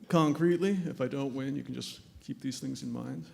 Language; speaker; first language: English; native; English